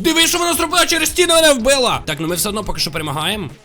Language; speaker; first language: Ukrainian; non-native, local second language; Russian